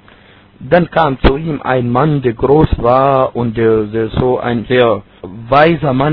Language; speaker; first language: German; non-native, fluent; Arabic